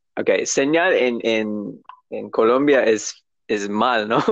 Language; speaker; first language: Spanish; non-native, learner; English